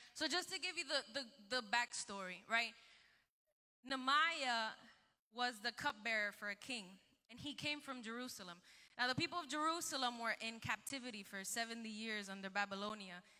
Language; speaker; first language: English; early bilingual, other home language; Spanish